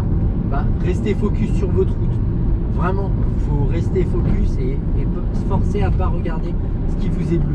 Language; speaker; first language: French; native; French